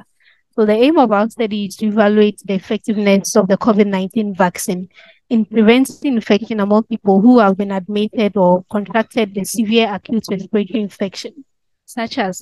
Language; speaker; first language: English; non-native, local second language; Akan